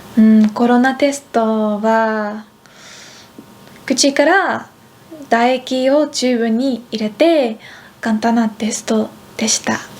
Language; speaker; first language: Japanese; non-native, fluent; Dutch